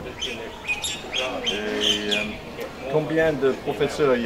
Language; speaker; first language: French; non-native, fluent; English